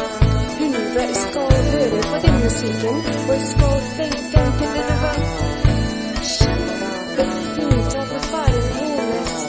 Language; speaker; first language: Norwegian; non-native, learner; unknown